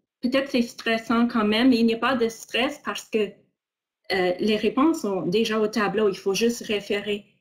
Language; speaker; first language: French; non-native, fluent; English